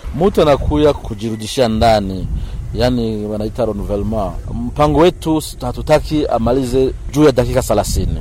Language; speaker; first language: Swahili; non-native, local second language; Rundi